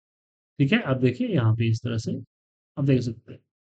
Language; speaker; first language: Hindi; native; Hindi